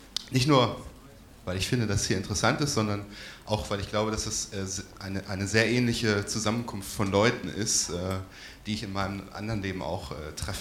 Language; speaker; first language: German; native; German